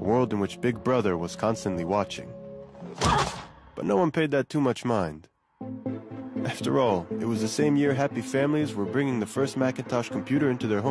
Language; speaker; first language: English; non-native, fluent; Hebrew